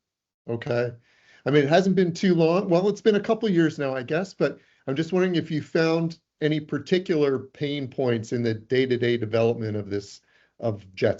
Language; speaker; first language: English; native; English